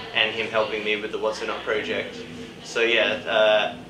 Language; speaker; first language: English; native; English